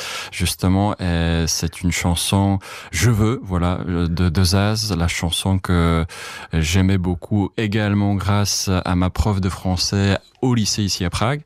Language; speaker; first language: French; non-native, fluent; Czech